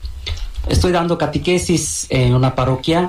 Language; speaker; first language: Spanish; non-native, fluent; Bangla